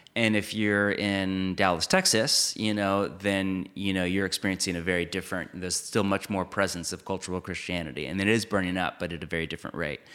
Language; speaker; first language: English; native; English